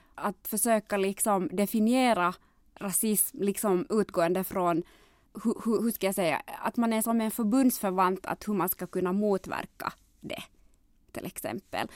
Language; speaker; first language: Swedish; native; Swedish